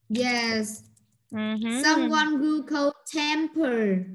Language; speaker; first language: English; non-native, learner; Vietnamese